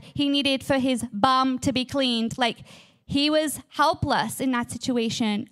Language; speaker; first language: English; native; English